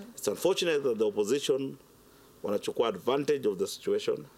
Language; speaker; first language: English; non-native, local second language; Swahili